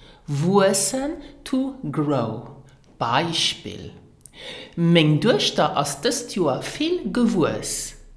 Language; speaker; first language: German; non-native, learner; English